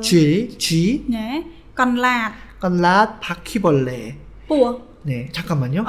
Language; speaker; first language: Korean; native; Korean